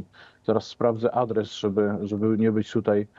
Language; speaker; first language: Polish; native; Polish